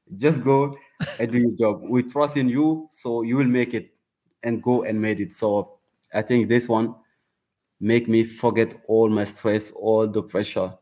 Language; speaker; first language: English; non-native, learner; Wolof